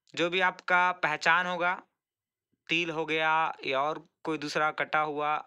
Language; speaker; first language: Hindi; native; Hindi